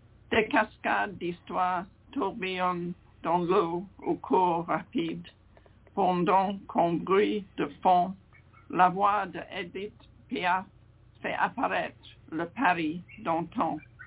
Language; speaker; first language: French; non-native, fluent; English